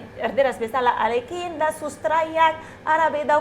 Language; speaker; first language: Basque; non-native, learner; Arabic